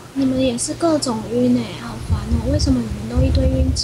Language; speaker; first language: Chinese; native; Chinese